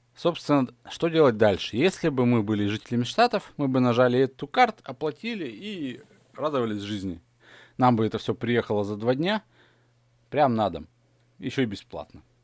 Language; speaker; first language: Russian; native; Russian